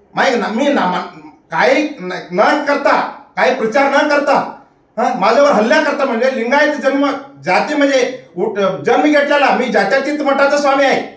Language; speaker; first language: Marathi; non-native, local second language; Kannada